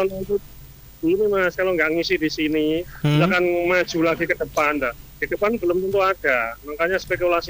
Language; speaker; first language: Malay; non-native, local second language; Javanese